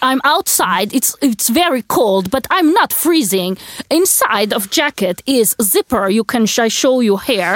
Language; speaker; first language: English; non-native, learner; Swedish